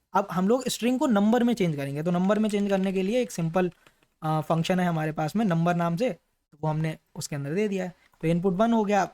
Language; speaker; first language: Hindi; native; Hindi